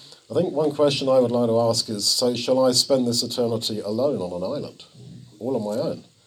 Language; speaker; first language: English; native; English